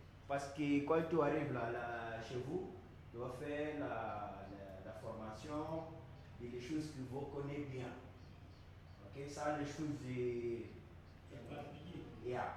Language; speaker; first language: French; non-native, learner; Portuguese